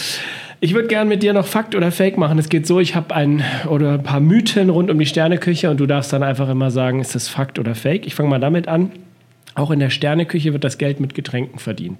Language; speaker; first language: German; native; German